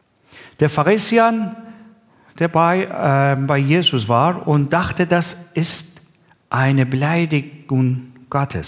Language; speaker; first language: German; non-native, learner; Persian